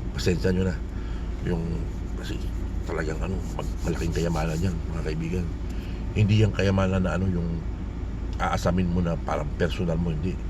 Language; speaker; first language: Filipino; native; Filipino